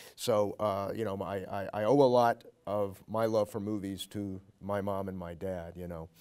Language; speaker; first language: English; native; English